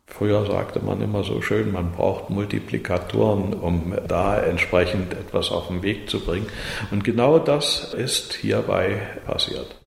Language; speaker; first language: German; native; German